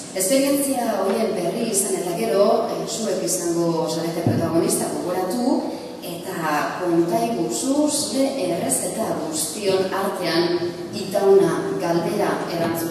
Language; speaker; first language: Basque; native; Basque